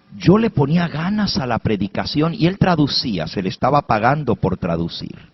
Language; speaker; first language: Spanish; early bilingual, heritage; Spanish